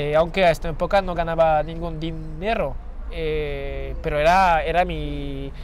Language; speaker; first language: Spanish; non-native, fluent; French